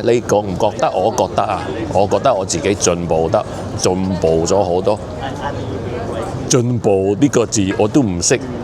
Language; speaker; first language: Cantonese; early bilingual, heritage; English